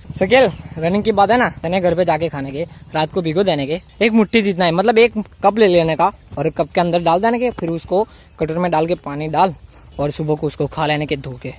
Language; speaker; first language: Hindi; non-native, local second language; Gujarati